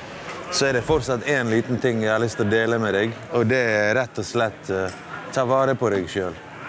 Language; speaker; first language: Norwegian; native; Norwegian